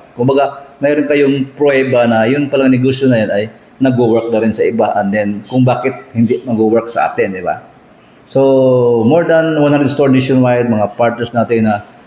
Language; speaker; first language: Filipino; non-native, local second language; Cebuano